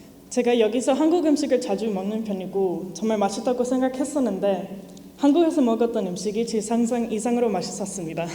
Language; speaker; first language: Korean; non-native, fluent; English